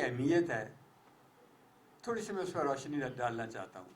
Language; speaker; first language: Urdu; native; Urdu